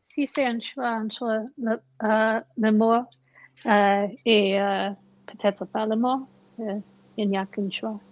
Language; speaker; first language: French; non-native, learner; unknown